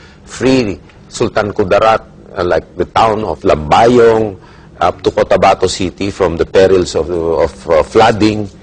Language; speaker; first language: English; non-native, local second language; Filipino